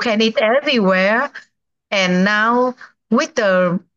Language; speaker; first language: English; non-native, learner; Vietnamese